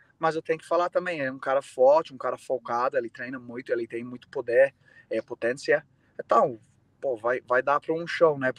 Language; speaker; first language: Portuguese; non-native, fluent; English